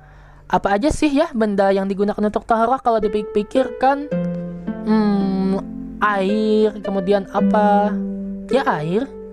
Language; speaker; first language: Indonesian; native; Indonesian